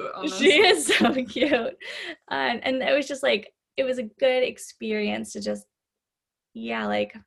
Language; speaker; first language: English; native; English